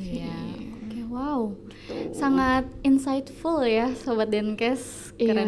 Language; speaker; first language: Indonesian; native; Indonesian